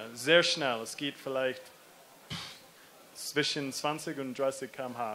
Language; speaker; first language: German; non-native, learner; English